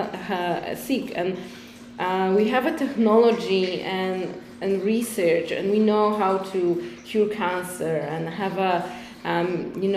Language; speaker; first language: English; non-native, fluent; Polish